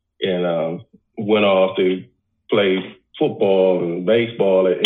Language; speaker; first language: English; native; English